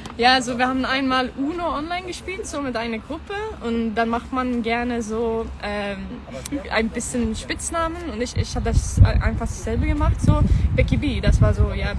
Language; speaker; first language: German; non-native, fluent; Swedish